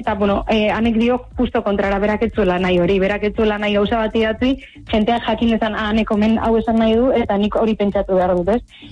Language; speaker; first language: Basque; native; Basque